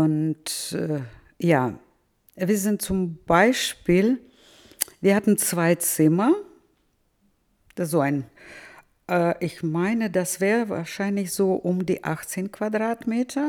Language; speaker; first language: German; early bilingual, heritage; German